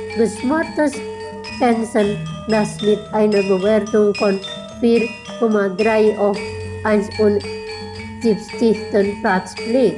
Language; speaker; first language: German; non-native, fluent; Indonesian